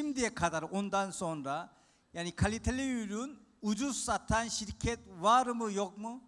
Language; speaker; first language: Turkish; non-native, fluent; Korean